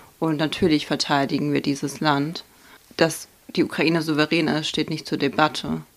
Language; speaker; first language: German; early bilingual, other home language; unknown